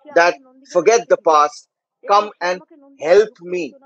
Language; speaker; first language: English; non-native, local second language; Bangla